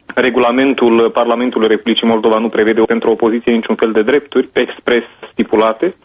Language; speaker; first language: Romanian; native; Romanian